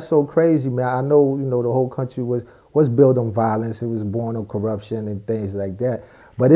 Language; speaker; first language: English; native; English